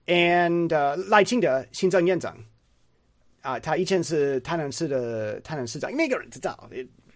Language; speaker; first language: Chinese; non-native, learner; English